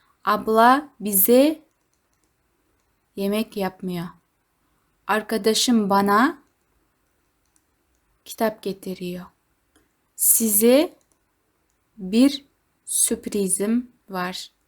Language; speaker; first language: Turkish; non-native, fluent; Kazakh